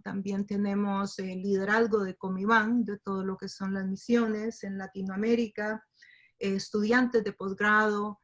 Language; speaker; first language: Spanish; native; Spanish